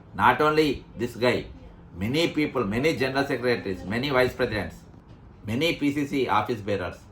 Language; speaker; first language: English; non-native, local second language; Telugu